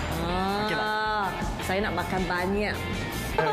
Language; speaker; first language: Malay; native; Malay